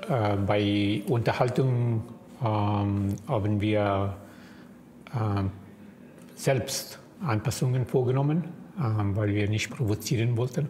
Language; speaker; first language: German; non-native, fluent; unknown